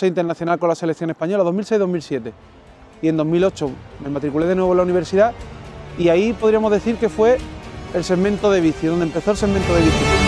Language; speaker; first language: Spanish; native; Spanish